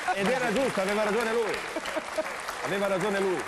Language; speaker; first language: Italian; native; Italian